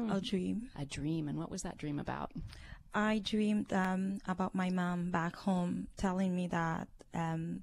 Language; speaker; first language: English; non-native, learner; Haitian Creole